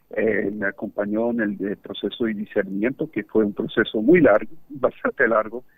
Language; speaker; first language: Spanish; early bilingual, heritage; Spanish